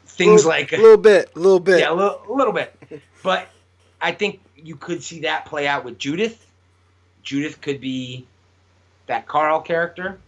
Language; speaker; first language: English; native; English